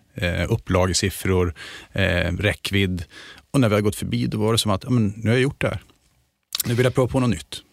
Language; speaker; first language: Swedish; native; Swedish